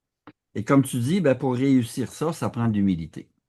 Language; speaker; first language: French; native; French